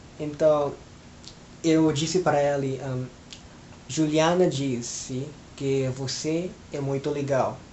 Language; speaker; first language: Portuguese; non-native, fluent; Filipino